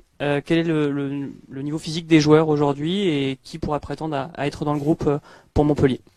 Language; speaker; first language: French; native; French